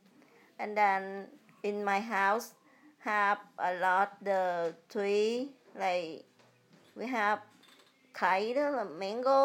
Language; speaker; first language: English; early bilingual, other home language; Vietnamese